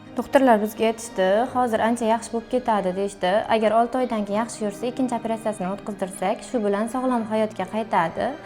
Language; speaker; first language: Uzbek; native; Uzbek